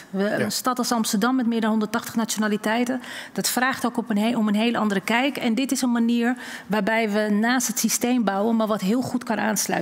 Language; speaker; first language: Dutch; native; Dutch